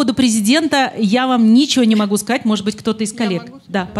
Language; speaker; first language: Russian; native; Russian